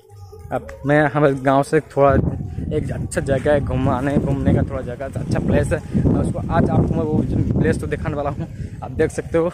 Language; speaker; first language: Hindi; non-native, local second language; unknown